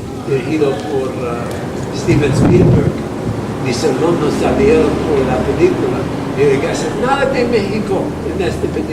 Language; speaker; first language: Spanish; non-native, fluent; English